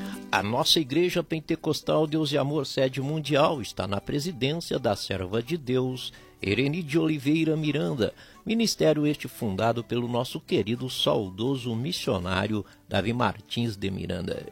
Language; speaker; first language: Portuguese; native; Portuguese